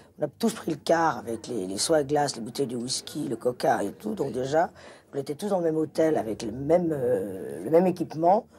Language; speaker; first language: French; native; French